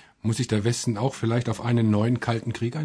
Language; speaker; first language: German; native; German